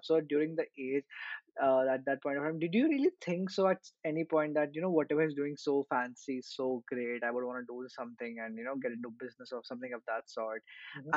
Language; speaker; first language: English; non-native, local second language; Hindi